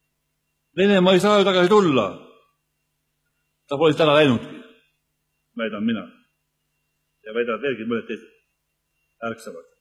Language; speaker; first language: Estonian; native; Estonian